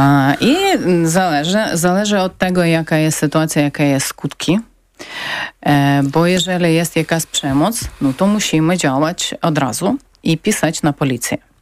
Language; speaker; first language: Polish; non-native, learner; Ukrainian